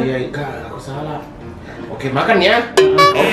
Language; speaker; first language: Indonesian; non-native, fluent; Japanese